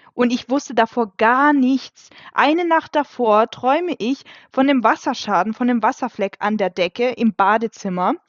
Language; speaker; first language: German; early bilingual, other home language; Russian